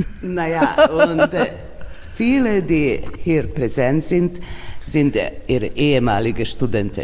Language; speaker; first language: German; non-native, fluent; Serbian